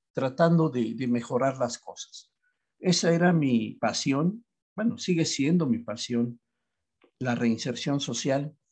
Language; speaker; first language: Spanish; native; Spanish